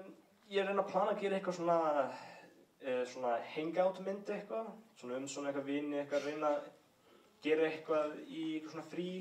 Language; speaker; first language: Icelandic; early bilingual, heritage; English